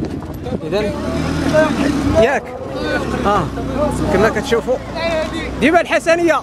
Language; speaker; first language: Arabic; native; Arabic